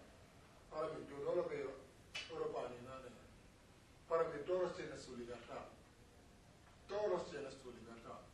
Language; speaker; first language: Spanish; non-native, learner; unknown